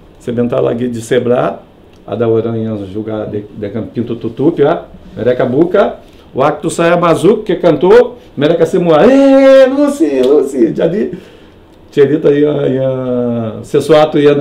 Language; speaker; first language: Indonesian; non-native, fluent; Portuguese